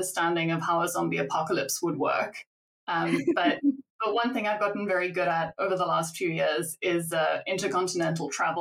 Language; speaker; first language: English; native; English